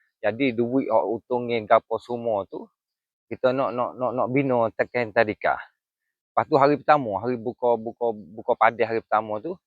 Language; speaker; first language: Malay; native; Malay